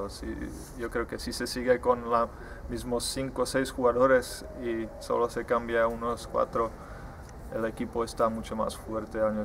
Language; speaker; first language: Spanish; non-native, fluent; Czech